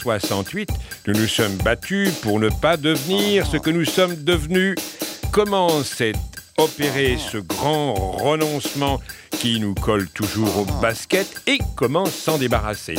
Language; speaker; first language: French; native; French